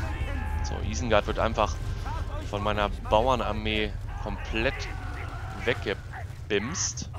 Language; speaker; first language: German; native; German